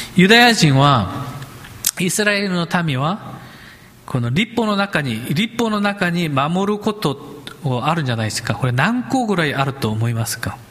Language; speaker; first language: Japanese; non-native, fluent; Korean